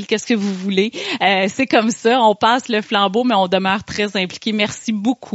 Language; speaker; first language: French; native; French